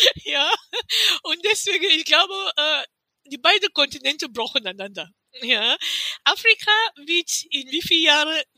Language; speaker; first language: German; non-native, fluent; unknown